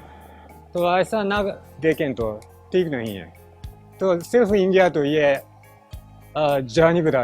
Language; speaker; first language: Hindi; non-native, learner; Japanese